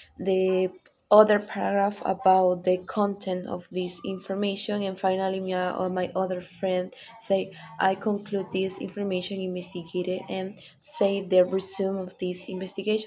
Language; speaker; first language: English; non-native, learner; Spanish